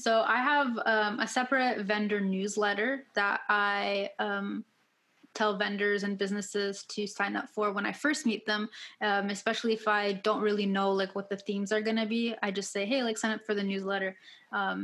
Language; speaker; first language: English; native; English